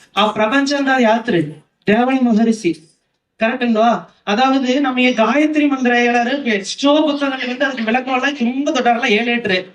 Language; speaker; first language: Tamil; non-native, local second language; Kannada